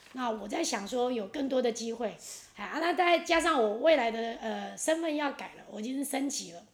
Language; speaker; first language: Chinese; non-native, local second language; Hakka Chinese